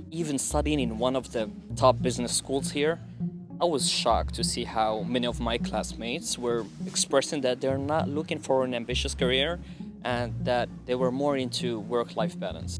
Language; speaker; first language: English; non-native, fluent; Arabic